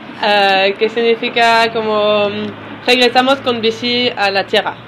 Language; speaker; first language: Spanish; non-native, learner; French